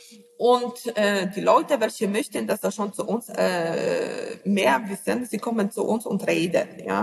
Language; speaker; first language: German; non-native, learner; Polish